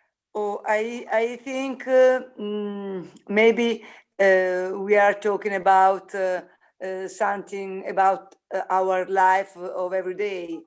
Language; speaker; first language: English; non-native, learner; Italian